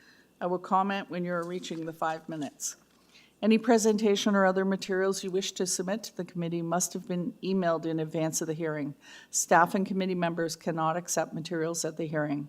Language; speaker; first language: English; native; English